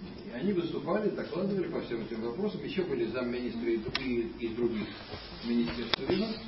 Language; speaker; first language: Russian; native; Russian